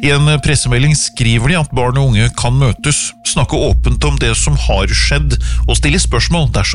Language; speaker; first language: Norwegian; native; Norwegian